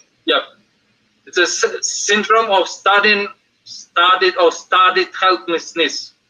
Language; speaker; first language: English; non-native, fluent; Russian